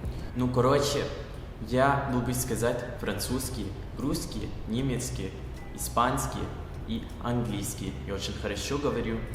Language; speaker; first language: Russian; non-native, fluent; English